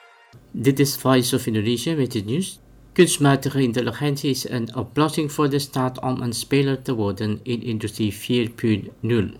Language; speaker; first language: Dutch; non-native, fluent; Indonesian